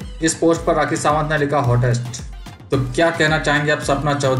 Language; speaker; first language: Hindi; native; Hindi